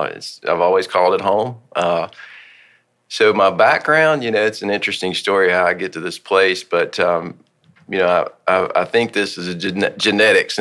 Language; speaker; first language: English; native; English